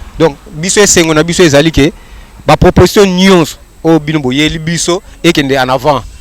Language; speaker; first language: Lingala; non-native, local second language; Kongo